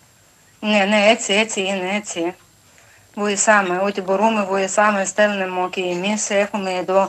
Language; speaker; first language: Greek; non-native, local second language; Ukrainian